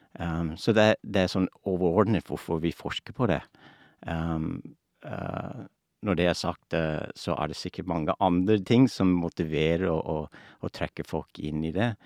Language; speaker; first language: Norwegian; non-native, fluent; English